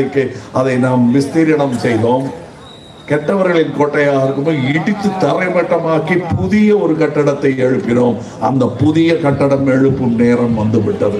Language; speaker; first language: Tamil; native; Tamil